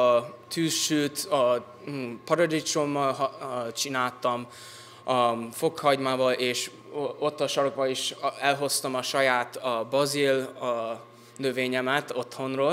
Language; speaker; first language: Hungarian; early bilingual, heritage; English